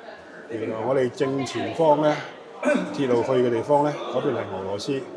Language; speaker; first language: Cantonese; native; Cantonese